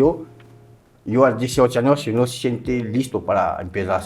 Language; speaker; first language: Spanish; non-native, learner; French